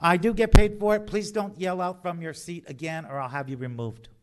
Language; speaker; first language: English; native; English